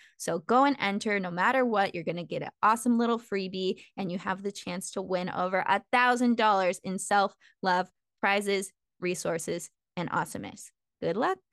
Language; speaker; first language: English; native; English